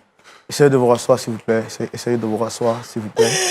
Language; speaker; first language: French; native; French